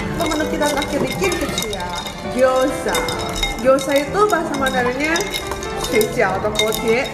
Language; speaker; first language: Indonesian; native; Indonesian